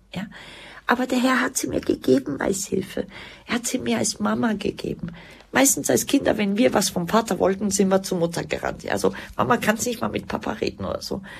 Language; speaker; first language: German; early bilingual, other home language; Croatian